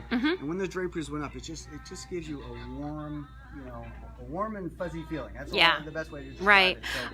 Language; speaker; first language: English; native; English